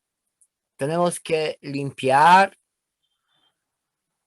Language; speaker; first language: Spanish; non-native, learner; Romanian